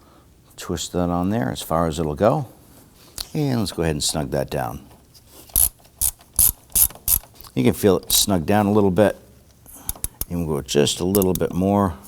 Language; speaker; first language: English; native; English